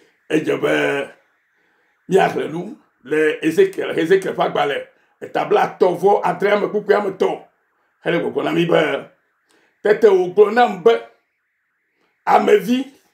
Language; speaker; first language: French; non-native, local second language; Ewe